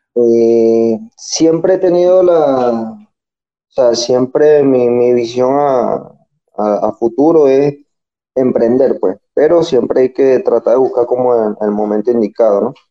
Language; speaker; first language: Spanish; native; Spanish